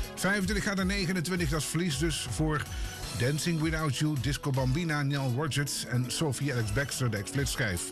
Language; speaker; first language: Dutch; native; Dutch